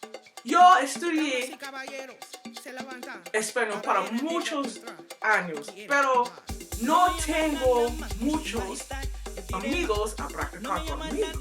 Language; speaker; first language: Spanish; non-native, learner; English